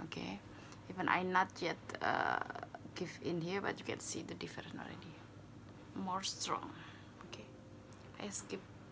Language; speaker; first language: English; non-native, learner; Indonesian